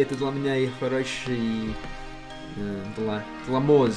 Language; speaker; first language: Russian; non-native, learner; English